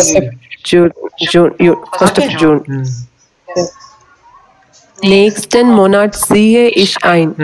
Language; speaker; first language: German; non-native, learner; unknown